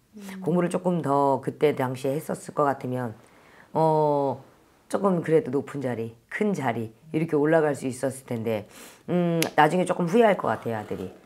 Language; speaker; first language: Korean; native; Korean